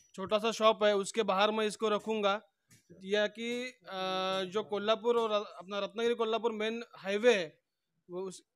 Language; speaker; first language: Hindi; non-native, local second language; Marathi